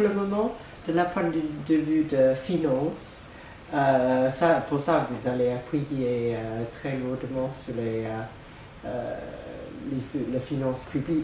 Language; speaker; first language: French; non-native, fluent; English